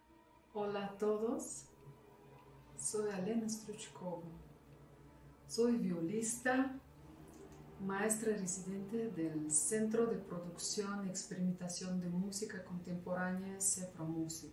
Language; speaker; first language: Spanish; non-native, fluent; Russian